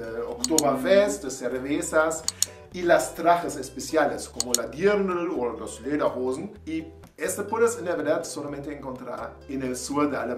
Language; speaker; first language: Spanish; non-native, learner; German